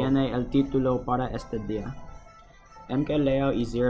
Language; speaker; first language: Spanish; non-native, learner; English